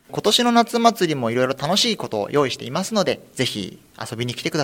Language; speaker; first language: Japanese; native; Japanese